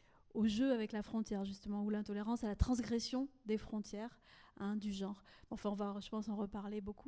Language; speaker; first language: French; native; French